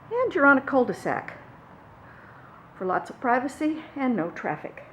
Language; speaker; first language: English; native; English